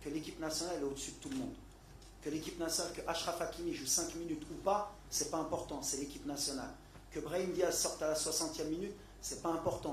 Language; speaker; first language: French; native; French